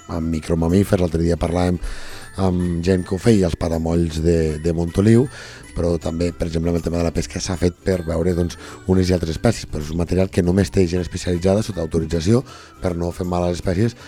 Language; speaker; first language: Catalan; native; Catalan